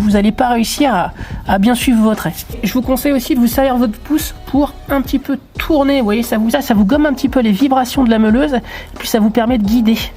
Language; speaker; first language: French; native; French